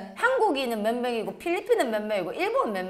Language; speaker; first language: Korean; native; Korean